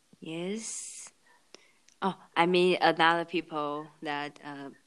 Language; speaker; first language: English; non-native, learner; Chinese